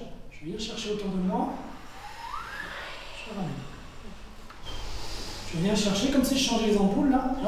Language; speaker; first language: French; native; French